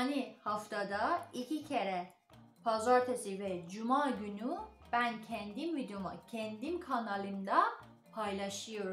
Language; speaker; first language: Turkish; non-native, learner; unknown